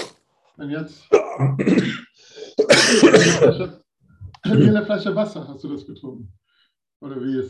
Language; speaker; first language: German; non-native, fluent; English